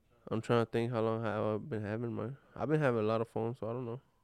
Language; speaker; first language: English; early bilingual, other home language; Spanish